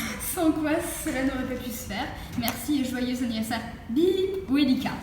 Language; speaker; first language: French; native; French